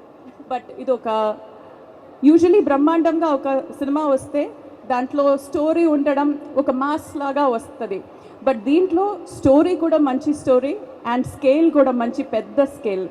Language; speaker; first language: Telugu; non-native, fluent; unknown